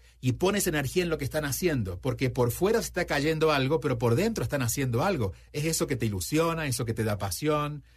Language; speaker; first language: Spanish; native; Spanish